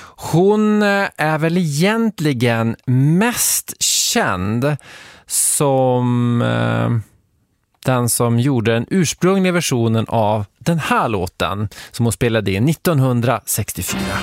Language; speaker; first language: Swedish; native; Swedish